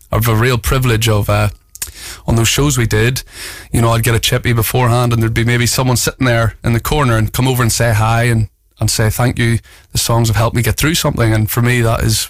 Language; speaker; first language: English; native; English